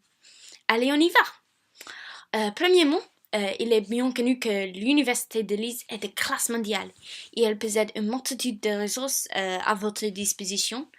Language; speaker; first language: French; non-native, fluent; English